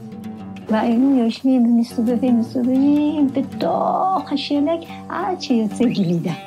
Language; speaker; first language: Hebrew; non-native, fluent; Persian